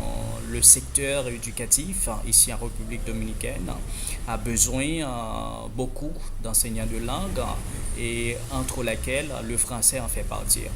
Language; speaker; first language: French; non-native, fluent; Spanish